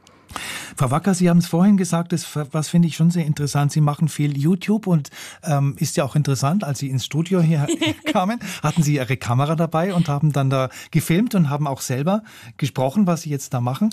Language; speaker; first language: German; native; German